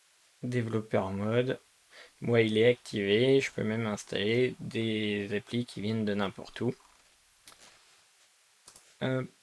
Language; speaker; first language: French; native; French